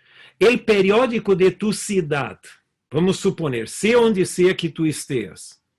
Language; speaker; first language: Spanish; non-native, fluent; Portuguese